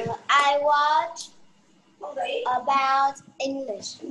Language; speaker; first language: English; non-native, learner; Vietnamese